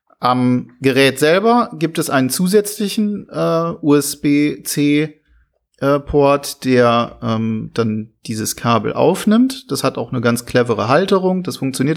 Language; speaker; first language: German; native; German